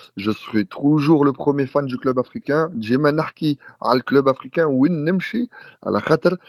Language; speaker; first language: French; non-native, local second language; Arabic